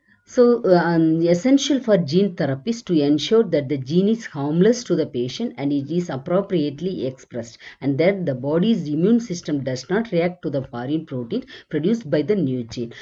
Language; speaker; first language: English; non-native, local second language; Tamil